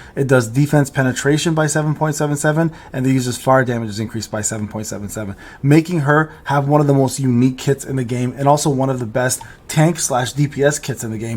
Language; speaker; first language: English; native; English